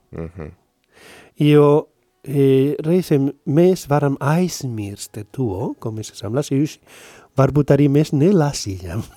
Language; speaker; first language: Latvian; non-native, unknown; Spanish